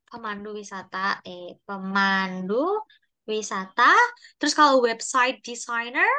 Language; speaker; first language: Indonesian; native; Indonesian